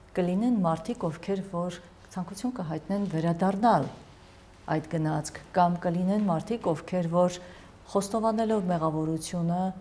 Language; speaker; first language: Armenian; native; Armenian